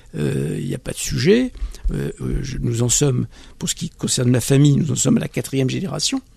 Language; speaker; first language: French; native; French